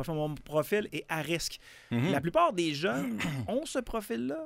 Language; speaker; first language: French; native; French